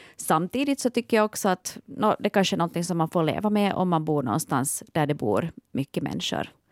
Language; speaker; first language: Swedish; native; Swedish